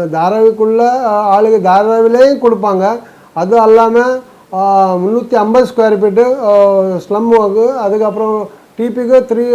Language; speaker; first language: Tamil; non-native, local second language; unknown